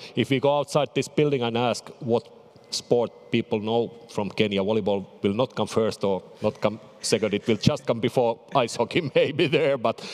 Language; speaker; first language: English; non-native, fluent; Finnish